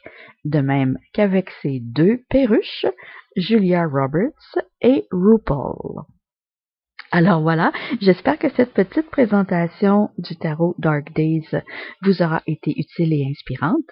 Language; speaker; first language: French; native; French